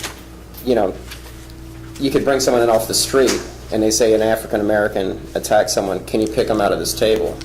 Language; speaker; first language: English; native; English